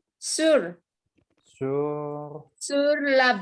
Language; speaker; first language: French; non-native, learner; Indonesian